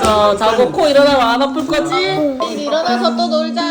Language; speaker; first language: Korean; native; Korean